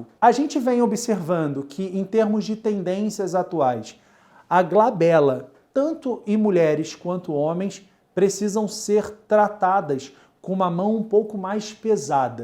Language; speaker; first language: Portuguese; native; Portuguese